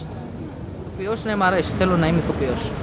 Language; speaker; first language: Greek; non-native, fluent; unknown